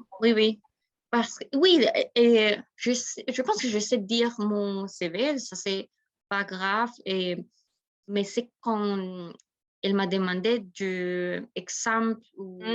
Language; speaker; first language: French; non-native, learner; Spanish